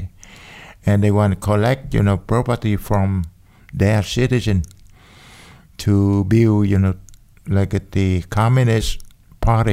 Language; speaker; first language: English; non-native, learner; Vietnamese